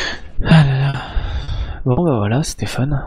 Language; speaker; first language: French; native; French